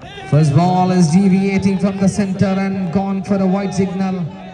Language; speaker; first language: English; non-native, local second language; Malayalam